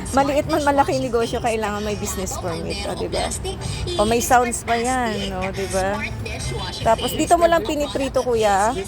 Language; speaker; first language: Filipino; non-native, local second language; Hiligaynon